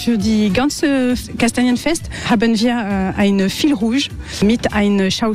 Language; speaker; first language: German; non-native, learner; French